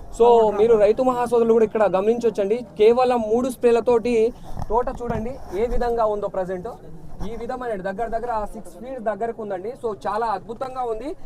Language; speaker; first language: Telugu; native; Telugu